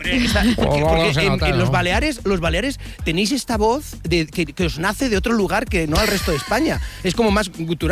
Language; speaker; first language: Spanish; native; Spanish